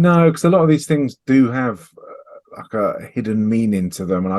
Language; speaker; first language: English; native; English